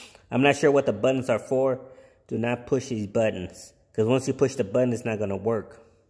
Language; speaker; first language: English; early bilingual, other home language; Spanish